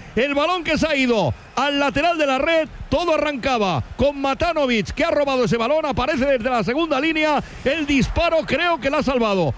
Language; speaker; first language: Spanish; native; Spanish